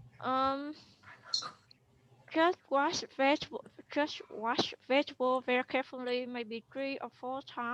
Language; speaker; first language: English; non-native, learner; Vietnamese